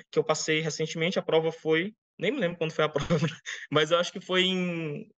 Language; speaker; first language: Portuguese; native; Portuguese